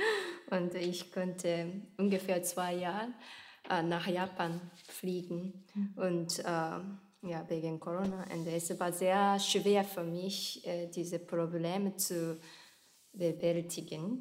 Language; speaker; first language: German; non-native, learner; Japanese